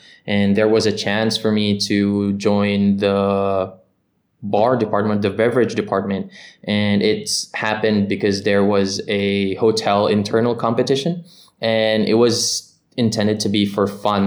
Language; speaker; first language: English; non-native, local second language; Filipino